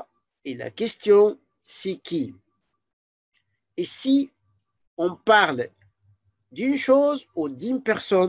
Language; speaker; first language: French; non-native, fluent; Arabic